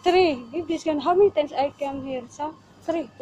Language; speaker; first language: English; non-native, local second language; Filipino